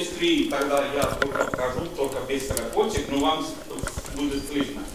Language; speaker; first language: Russian; non-native, learner; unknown